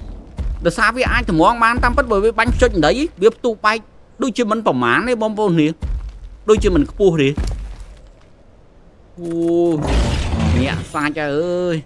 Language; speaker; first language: Khmer; native; Khmer